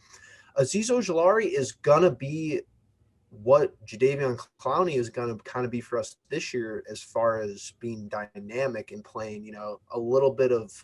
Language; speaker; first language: English; native; English